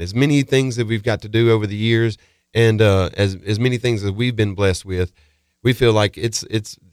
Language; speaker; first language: English; native; English